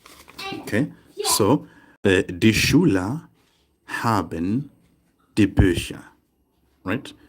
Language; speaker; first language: German; non-native, fluent; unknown